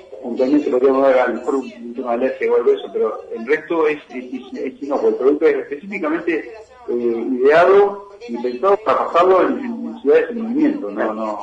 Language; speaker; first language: Spanish; native; Spanish